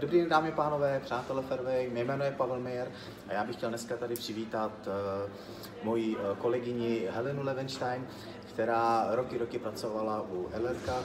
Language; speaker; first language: German; non-native, learner; Czech